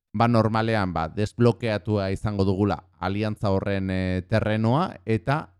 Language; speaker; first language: Basque; non-native, local second language; Spanish